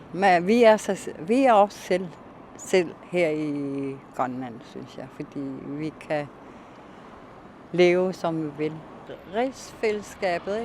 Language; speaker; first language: Danish; non-native, local second language; Kalaallisut